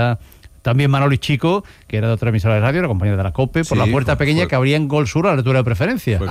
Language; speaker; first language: Spanish; native; Spanish